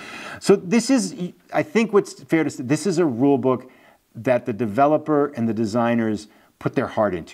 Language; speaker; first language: English; native; English